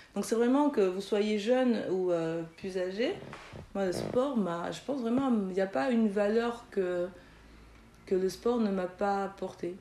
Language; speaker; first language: French; native; French